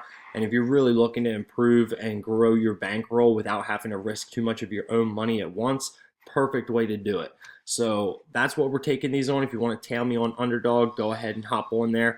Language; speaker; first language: English; native; English